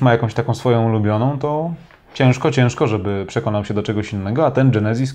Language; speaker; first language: Polish; native; Polish